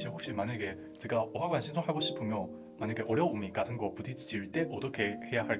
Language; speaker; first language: Korean; non-native, fluent; Chinese